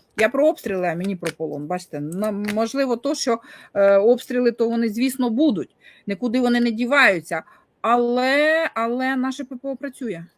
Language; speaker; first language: Ukrainian; non-native, local second language; Russian